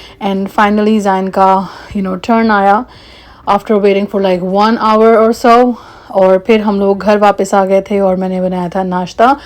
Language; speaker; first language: Urdu; native; Urdu